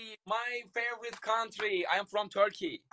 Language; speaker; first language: English; non-native, learner; Turkish